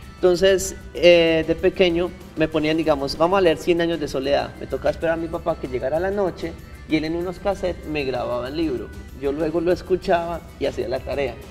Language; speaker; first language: Spanish; native; Spanish